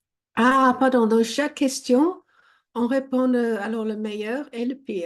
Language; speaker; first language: French; non-native, fluent; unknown